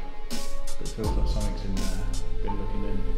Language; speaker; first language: English; native; English